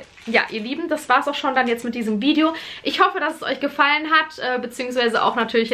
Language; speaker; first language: German; native; German